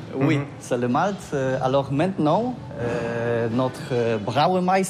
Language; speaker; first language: French; non-native, learner; Polish